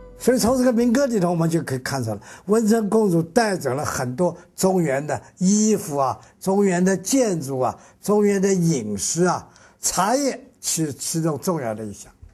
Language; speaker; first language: Chinese; native; Chinese